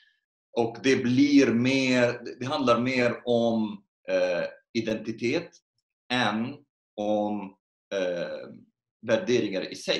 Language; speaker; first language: Swedish; non-native, fluent; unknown